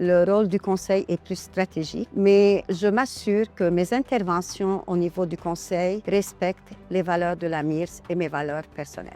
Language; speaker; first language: French; non-native, local second language; Arabic